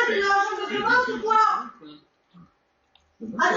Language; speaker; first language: French; native; French